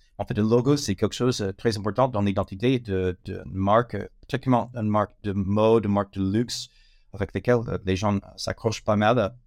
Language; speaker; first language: French; non-native, fluent; English